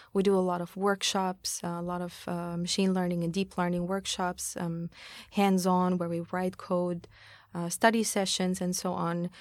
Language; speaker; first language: English; non-native, fluent; German